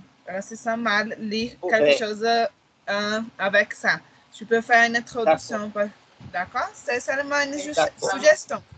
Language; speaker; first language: French; non-native, learner; Portuguese